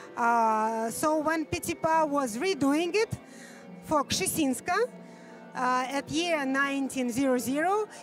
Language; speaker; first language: English; non-native, fluent; Russian